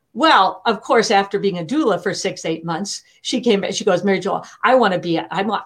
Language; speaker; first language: English; native; English